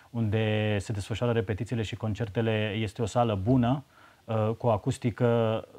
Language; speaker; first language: Romanian; native; Romanian